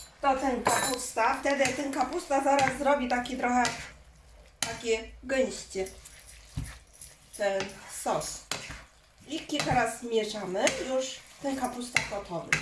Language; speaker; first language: Polish; non-native, learner; Chinese